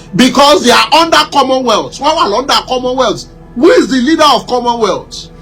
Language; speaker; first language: English; non-native, local second language; Yoruba